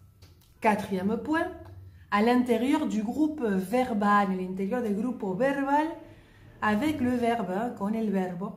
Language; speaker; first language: French; native; French